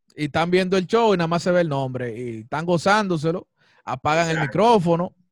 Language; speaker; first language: Spanish; native; Spanish